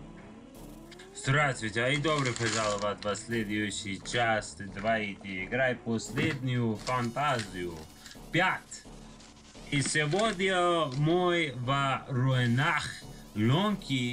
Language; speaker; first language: Russian; non-native, learner; English